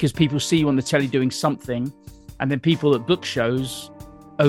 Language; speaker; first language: English; native; English